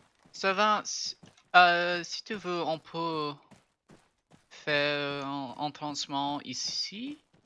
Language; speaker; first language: French; non-native, learner; English